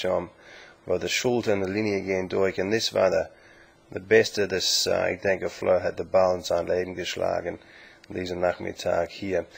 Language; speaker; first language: German; non-native, learner; English